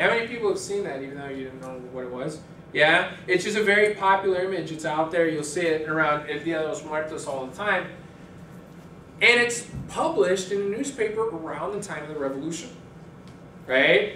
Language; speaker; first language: English; early bilingual, other home language; Spanish